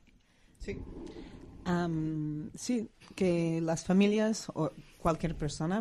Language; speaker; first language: Spanish; non-native, fluent; English